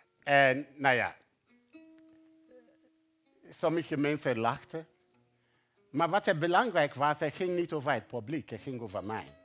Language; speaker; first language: Dutch; non-native, fluent; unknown